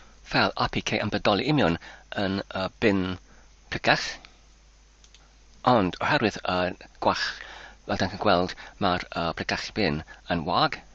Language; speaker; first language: Welsh; non-native, learner; English